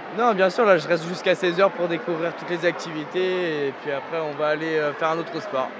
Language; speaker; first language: French; native; French